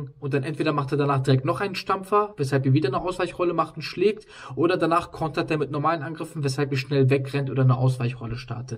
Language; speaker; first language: German; native; German